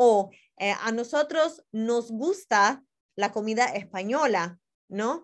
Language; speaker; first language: Spanish; non-native, fluent; English